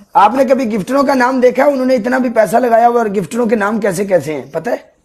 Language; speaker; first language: Urdu; native; Urdu